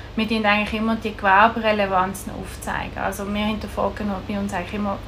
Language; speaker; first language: German; native; German